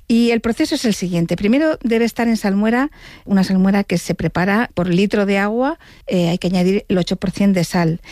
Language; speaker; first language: Spanish; native; Spanish